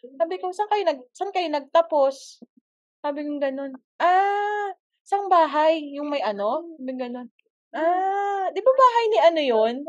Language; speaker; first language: Filipino; native; Filipino